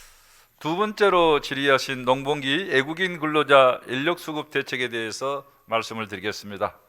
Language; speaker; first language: Korean; native; Korean